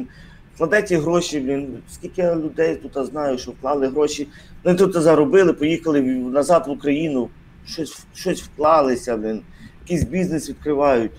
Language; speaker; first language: Ukrainian; native; Ukrainian